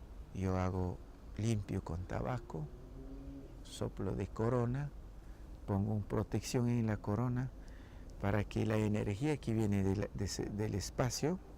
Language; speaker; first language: Spanish; non-native, local second language; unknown